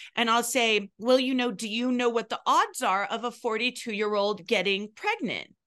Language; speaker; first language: English; native; English